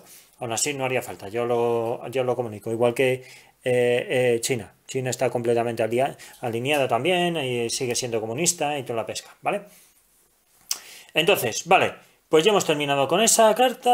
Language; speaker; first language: Spanish; native; Spanish